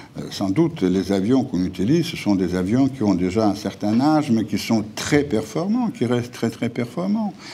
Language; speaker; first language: French; non-native, fluent; Russian